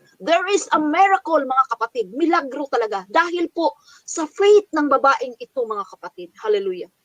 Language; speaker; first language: Filipino; non-native, local second language; Cebuano